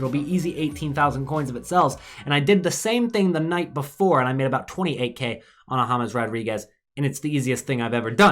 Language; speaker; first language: English; native; English